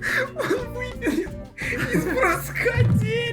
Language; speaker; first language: Russian; native; Russian